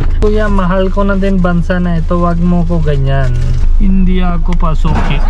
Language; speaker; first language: Filipino; non-native, learner; Hindi